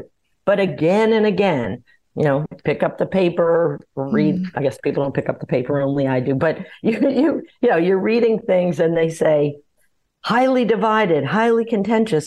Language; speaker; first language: English; native; English